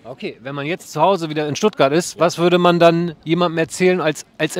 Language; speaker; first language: German; native; German